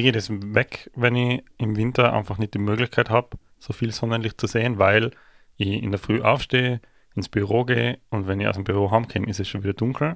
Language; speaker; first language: German; native; German